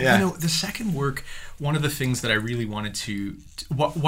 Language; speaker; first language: English; native; English